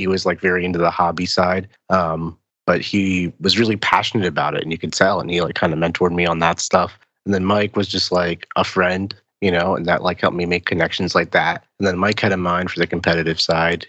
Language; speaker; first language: English; native; English